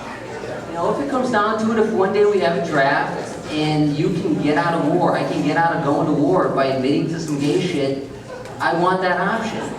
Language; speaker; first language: English; native; English